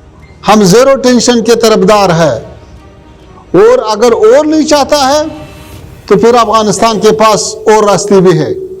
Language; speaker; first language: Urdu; non-native, fluent; Pashto